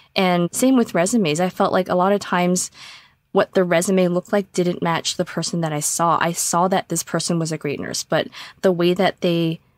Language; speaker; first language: English; native; English